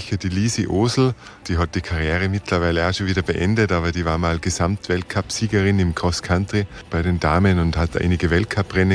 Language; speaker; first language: German; native; German